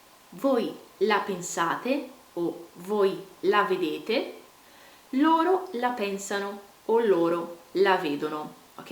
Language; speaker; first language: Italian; non-native, fluent; Portuguese